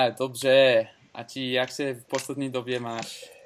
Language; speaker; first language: Czech; non-native, learner; English